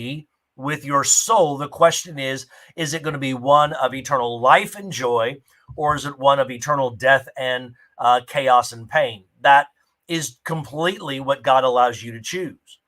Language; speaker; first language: English; native; English